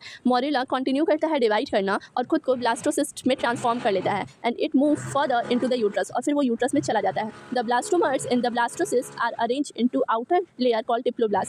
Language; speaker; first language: Hindi; native; Hindi